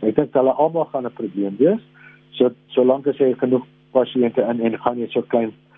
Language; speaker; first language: Afrikaans; non-native, local second language; English